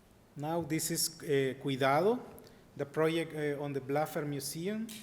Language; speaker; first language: English; non-native, learner; Spanish